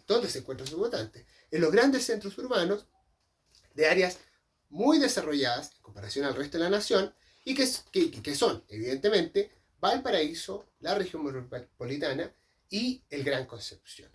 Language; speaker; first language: Spanish; native; Spanish